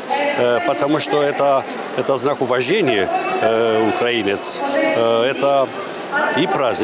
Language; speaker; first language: Russian; non-native, learner; Romanian